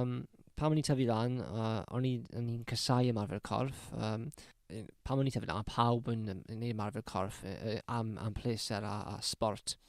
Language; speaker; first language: Welsh; non-native, local second language; English